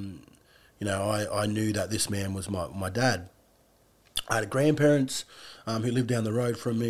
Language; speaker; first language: English; native; English